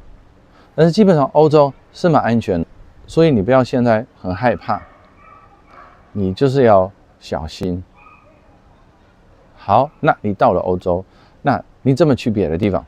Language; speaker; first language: Chinese; non-native, fluent; Dutch